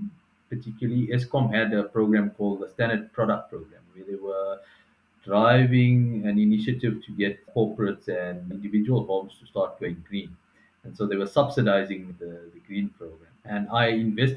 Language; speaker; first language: English; native; English